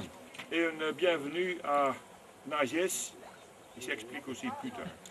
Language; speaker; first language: French; non-native, fluent; Dutch